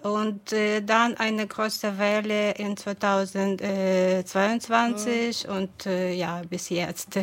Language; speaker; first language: German; non-native, fluent; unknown